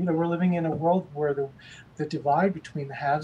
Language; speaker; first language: English; native; English